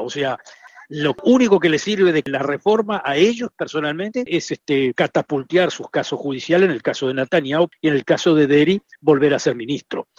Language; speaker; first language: Spanish; native; Spanish